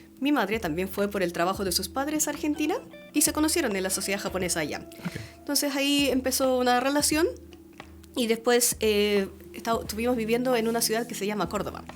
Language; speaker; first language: Spanish; early bilingual, other home language; Japanese